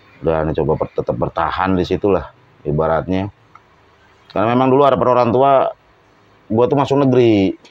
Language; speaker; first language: Indonesian; native; Indonesian